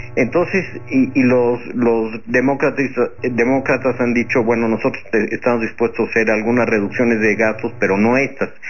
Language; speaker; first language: Spanish; native; Spanish